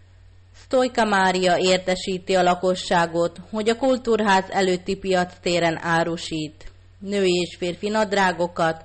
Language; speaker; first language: Hungarian; native; Hungarian